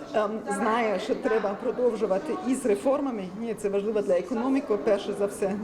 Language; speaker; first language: Ukrainian; non-native, fluent; German